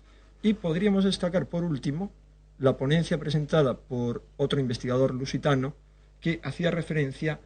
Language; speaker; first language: Spanish; native; Spanish